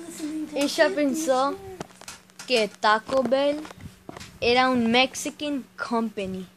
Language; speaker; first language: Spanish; early bilingual, heritage; Spanish